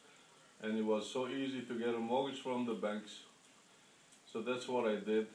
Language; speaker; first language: English; non-native, fluent; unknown